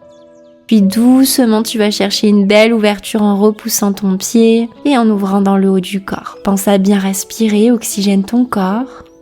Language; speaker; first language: French; native; French